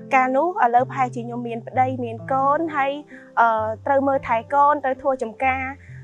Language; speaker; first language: Khmer; non-native, local second language; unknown